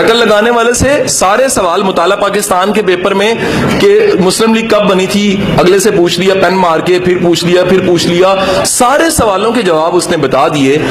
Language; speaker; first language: Urdu; non-native, local second language; Punjabi